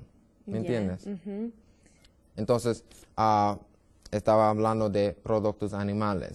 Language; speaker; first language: Spanish; non-native, learner; English